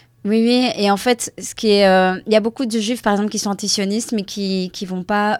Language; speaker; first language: French; native; French